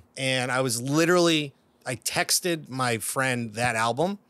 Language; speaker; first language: English; native; English